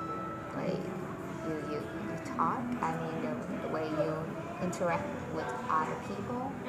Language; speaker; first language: English; non-native, fluent; Vietnamese